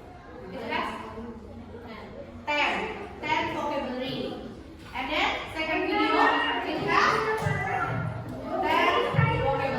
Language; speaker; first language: English; non-native, local second language; Indonesian